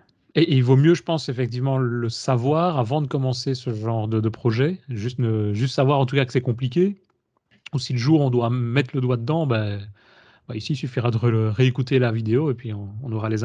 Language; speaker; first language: French; native; French